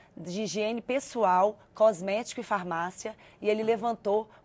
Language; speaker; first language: Portuguese; native; Portuguese